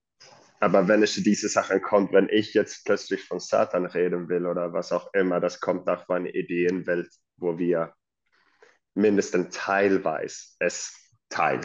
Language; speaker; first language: German; non-native, fluent; Swedish